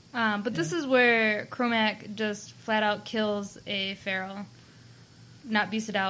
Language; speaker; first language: English; native; English